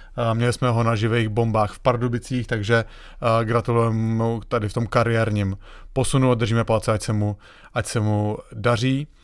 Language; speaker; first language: Czech; native; Czech